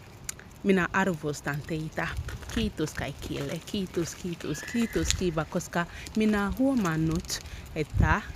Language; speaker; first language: Finnish; non-native, learner; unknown